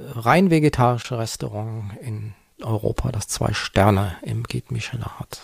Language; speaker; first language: German; native; German